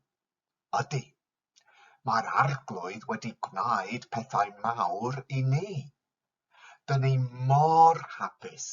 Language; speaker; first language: Welsh; non-native, local second language; English